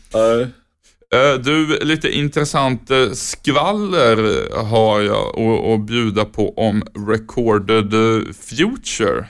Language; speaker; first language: Swedish; native; Swedish